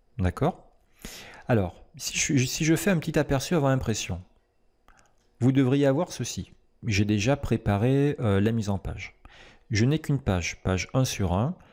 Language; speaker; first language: French; native; French